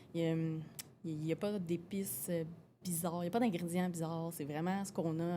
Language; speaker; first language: French; native; French